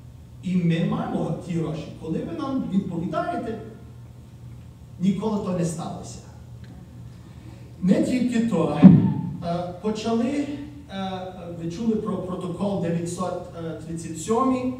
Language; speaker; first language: Ukrainian; early bilingual, heritage; Ukrainian